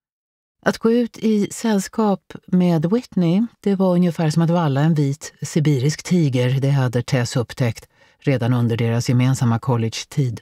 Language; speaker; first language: Swedish; native; Swedish